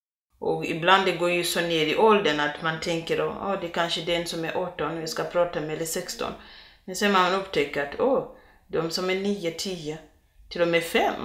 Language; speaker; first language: Swedish; non-native, fluent; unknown